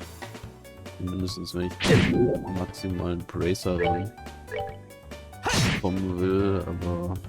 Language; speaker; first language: German; native; German